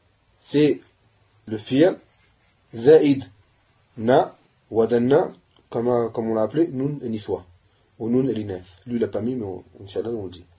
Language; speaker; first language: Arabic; non-native, fluent; French